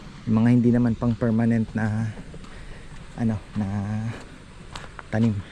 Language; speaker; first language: Filipino; native; Filipino